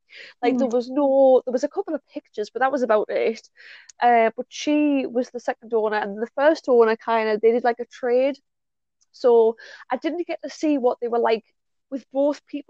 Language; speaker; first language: English; native; English